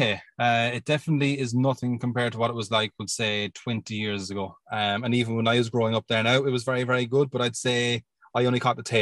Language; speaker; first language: English; native; English